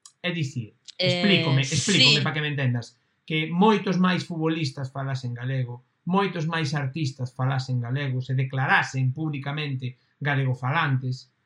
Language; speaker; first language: Galician; non-native, local second language; Spanish